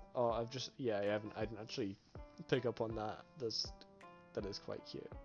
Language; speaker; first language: English; native; English